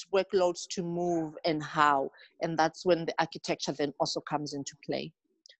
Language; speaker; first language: English; non-native, local second language; Xhosa